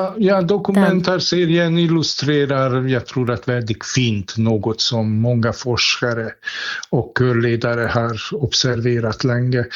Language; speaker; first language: Swedish; non-native, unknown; Hungarian